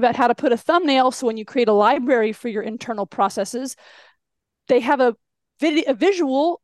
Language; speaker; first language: English; native; English